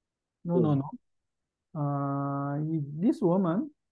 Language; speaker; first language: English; non-native, learner; Korean